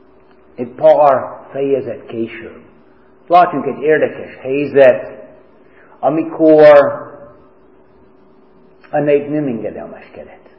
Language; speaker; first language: Hungarian; non-native, fluent; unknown